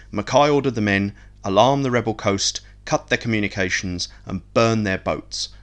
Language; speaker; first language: English; native; English